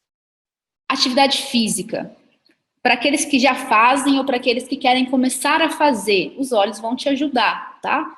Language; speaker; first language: Portuguese; native; Portuguese